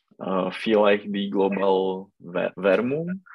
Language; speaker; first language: German; non-native, learner; Czech